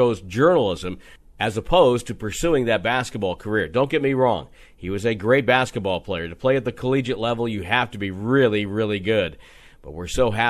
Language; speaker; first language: English; native; English